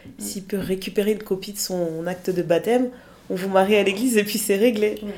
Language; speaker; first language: French; early bilingual, other home language; Lingala